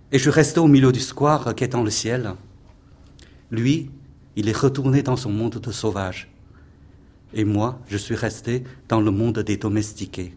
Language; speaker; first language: French; non-native, fluent; Chinese